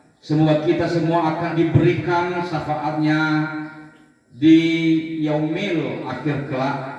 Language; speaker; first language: Indonesian; native; Indonesian